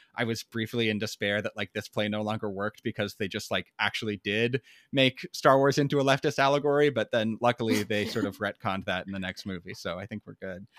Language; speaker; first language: English; native; English